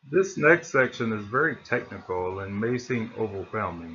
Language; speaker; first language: English; native; English